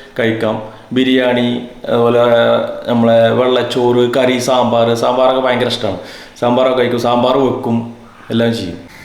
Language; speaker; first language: Malayalam; native; Malayalam